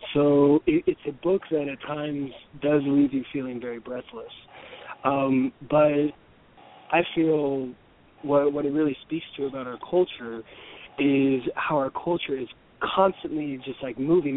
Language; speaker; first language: English; native; English